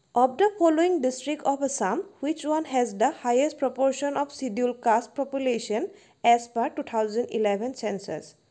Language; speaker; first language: English; non-native, local second language; Assamese